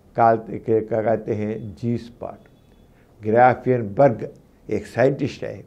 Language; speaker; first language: Hindi; non-native, local second language; Telugu